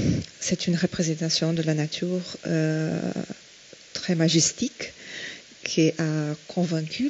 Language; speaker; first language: French; non-native, fluent; Portuguese